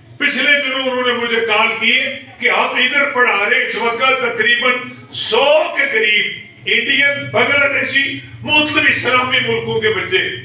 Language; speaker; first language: Urdu; non-native, local second language; Punjabi